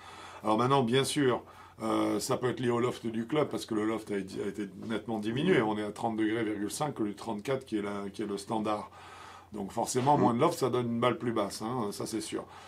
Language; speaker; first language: French; native; French